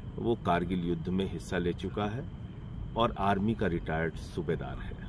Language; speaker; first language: Hindi; native; Hindi